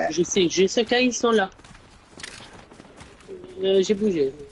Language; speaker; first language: French; native; French